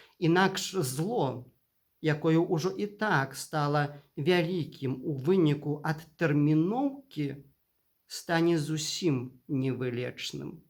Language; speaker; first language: Belarusian; native; Belarusian